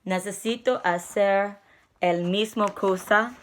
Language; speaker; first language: Spanish; non-native, learner; English